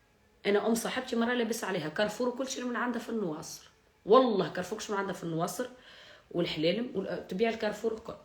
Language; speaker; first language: Arabic; native; Arabic